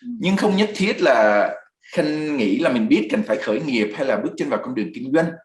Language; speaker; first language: Vietnamese; early bilingual, other home language; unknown